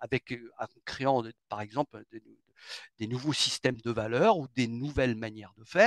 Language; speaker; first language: French; native; French